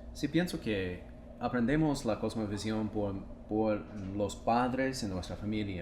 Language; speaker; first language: Spanish; non-native, fluent; English